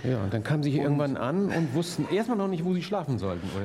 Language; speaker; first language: German; native; German